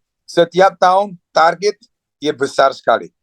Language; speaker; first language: Indonesian; non-native, fluent; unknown